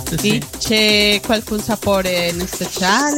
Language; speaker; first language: Italian; non-native, learner; Spanish